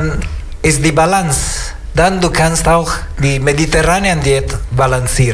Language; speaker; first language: German; non-native, learner; Italian